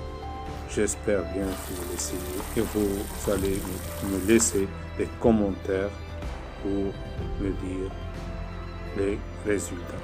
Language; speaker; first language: French; non-native, local second language; Arabic